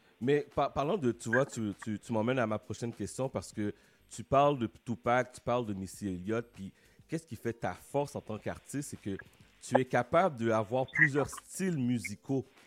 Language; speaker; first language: French; native; French